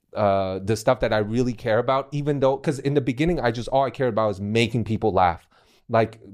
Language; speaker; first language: English; non-native, fluent; Chinese